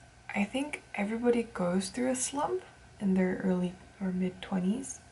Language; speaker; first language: English; early bilingual, other home language; Korean